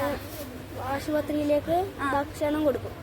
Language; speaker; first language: Malayalam; native; Malayalam